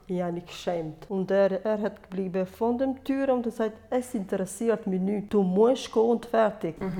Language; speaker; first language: German; non-native, fluent; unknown